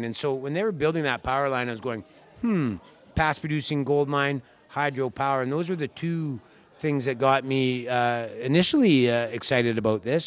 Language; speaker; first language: English; native; English